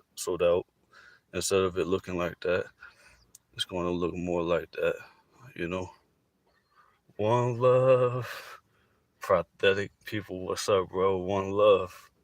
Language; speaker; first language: English; native; English